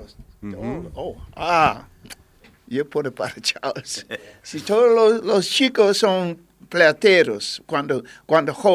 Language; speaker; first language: Spanish; non-native, learner; English